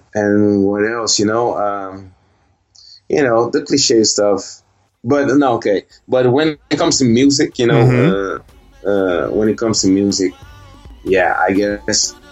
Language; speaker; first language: English; early bilingual, heritage; Dutch